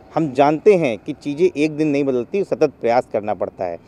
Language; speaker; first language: Hindi; native; Hindi